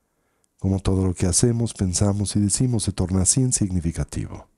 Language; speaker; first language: Spanish; native; Spanish